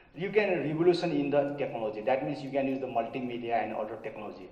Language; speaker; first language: English; non-native, local second language; Nepali